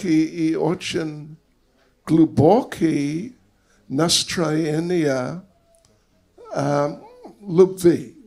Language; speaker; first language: Russian; non-native, learner; English